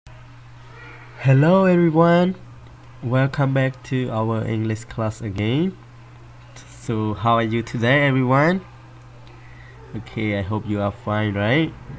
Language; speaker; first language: English; non-native, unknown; Khmer